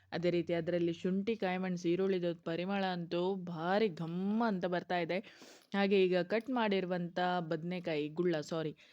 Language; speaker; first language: Kannada; non-native, local second language; Konkani